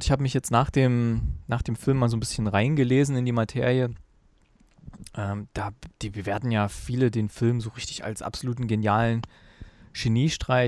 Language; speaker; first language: German; native; German